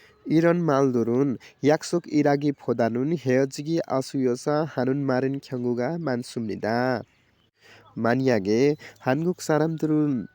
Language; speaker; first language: Korean; non-native, learner; Nepali